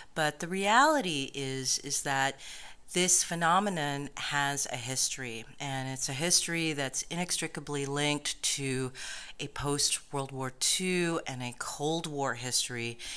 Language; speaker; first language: English; native; English